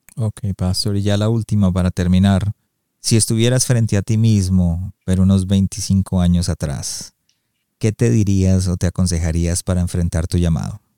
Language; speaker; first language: Spanish; early bilingual, heritage; Spanish